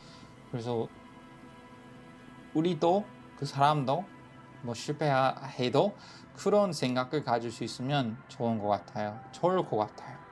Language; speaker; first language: Korean; non-native, fluent; English